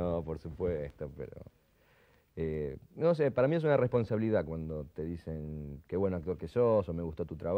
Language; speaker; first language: Spanish; native; Spanish